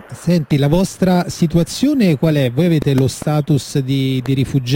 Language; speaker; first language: Italian; native; Italian